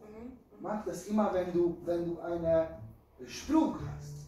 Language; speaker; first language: German; non-native, fluent; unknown